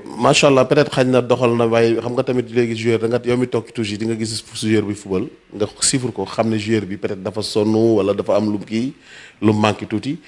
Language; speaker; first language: Wolof; native; Wolof